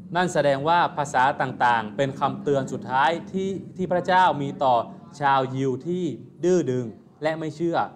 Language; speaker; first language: Thai; native; Thai